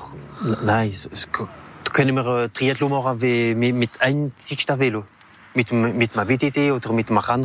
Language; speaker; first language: German; non-native, local second language; French